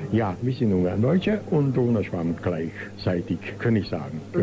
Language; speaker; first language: German; non-native, local second language; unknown